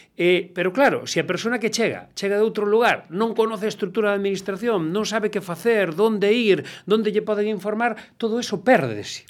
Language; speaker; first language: Galician; non-native, local second language; Spanish